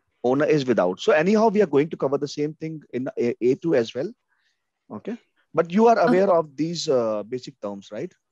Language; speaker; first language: English; non-native, local second language; Hindi